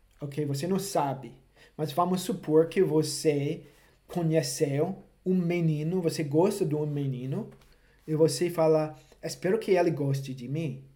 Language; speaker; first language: Portuguese; non-native, fluent; English